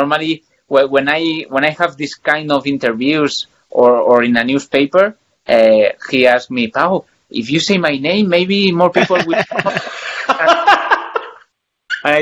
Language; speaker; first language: English; non-native, fluent; Spanish